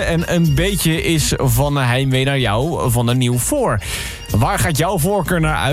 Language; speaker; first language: Dutch; native; Dutch